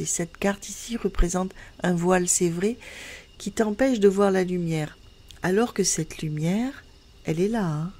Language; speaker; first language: French; native; French